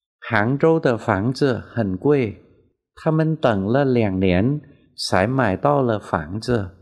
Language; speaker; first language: Chinese; non-native, fluent; Vietnamese